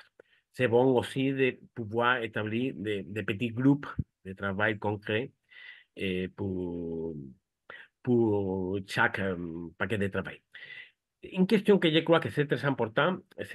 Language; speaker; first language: French; non-native, fluent; Spanish